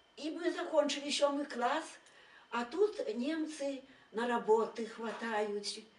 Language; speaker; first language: Belarusian; native; Belarusian